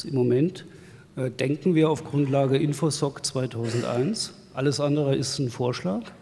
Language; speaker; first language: German; native; German